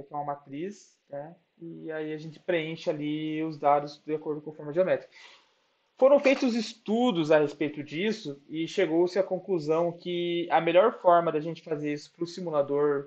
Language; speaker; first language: Portuguese; native; Portuguese